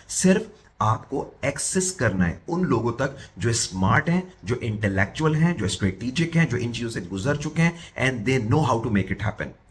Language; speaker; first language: Urdu; native; Urdu